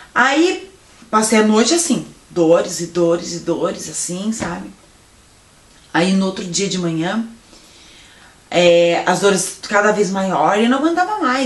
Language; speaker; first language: Portuguese; native; Portuguese